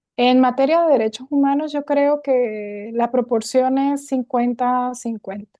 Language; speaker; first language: Spanish; native; Spanish